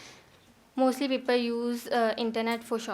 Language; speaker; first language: English; non-native, learner; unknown